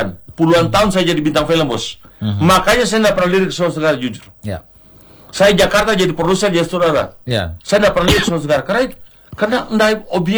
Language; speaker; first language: Indonesian; native; Indonesian